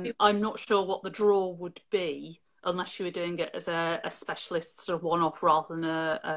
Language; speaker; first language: English; native; English